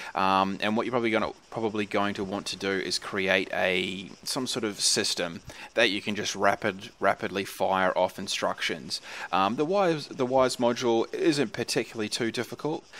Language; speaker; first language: English; native; English